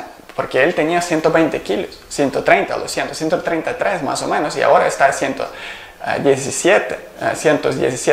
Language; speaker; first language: Spanish; non-native, learner; Ukrainian